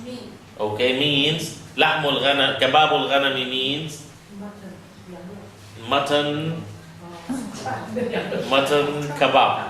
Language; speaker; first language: Arabic; non-native, fluent; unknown